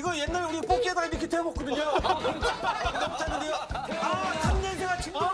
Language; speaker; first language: Korean; native; Korean